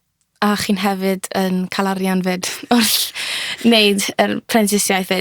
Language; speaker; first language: Welsh; native; Welsh